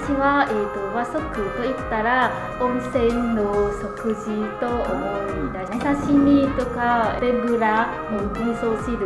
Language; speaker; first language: Japanese; non-native, learner; Vietnamese